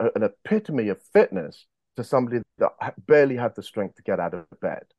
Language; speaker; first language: English; native; English